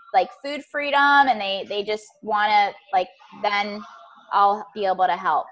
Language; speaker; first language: English; native; English